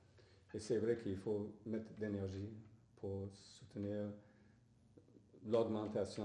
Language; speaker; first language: French; non-native, fluent; English